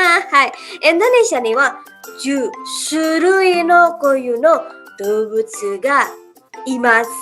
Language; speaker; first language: Japanese; non-native, learner; Indonesian